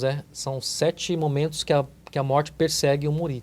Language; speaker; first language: Portuguese; native; Portuguese